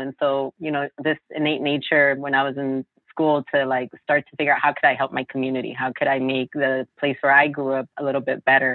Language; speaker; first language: English; native; English